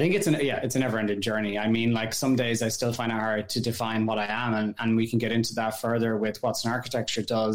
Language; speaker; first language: English; native; English